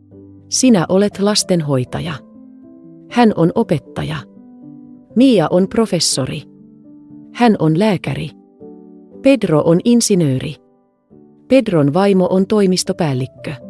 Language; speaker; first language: Finnish; non-native, fluent; Vietnamese